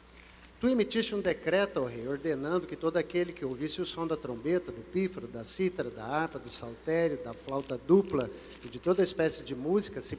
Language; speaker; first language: Portuguese; native; Portuguese